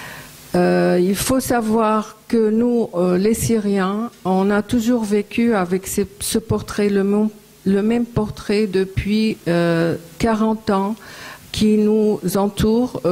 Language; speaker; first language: French; non-native, fluent; Arabic